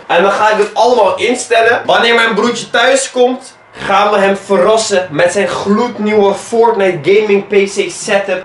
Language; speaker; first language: Dutch; native; Dutch